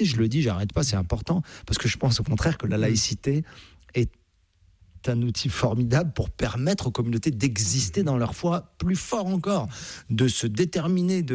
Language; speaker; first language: French; native; French